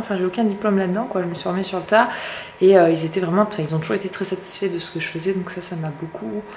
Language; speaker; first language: French; native; French